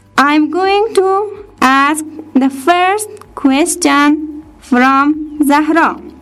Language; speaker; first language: English; non-native, fluent; Persian